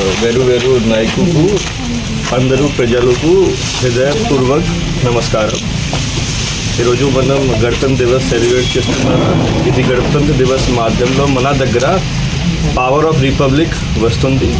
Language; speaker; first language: Telugu; non-native, learner; Hindi